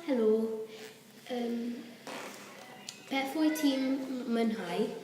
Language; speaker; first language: Welsh; non-native, learner; English